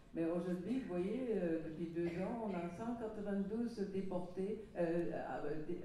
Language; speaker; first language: French; non-native, fluent; German